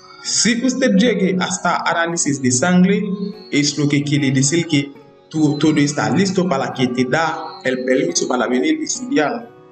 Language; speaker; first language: Spanish; non-native, learner; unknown